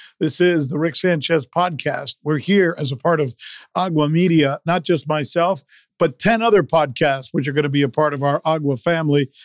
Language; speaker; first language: English; early bilingual, other home language; Spanish